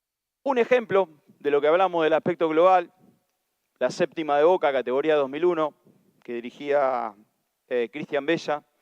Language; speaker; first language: Spanish; native; Spanish